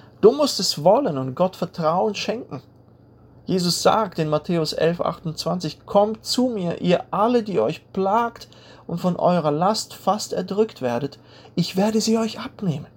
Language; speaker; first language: German; native; German